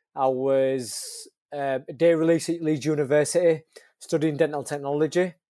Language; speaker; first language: English; native; English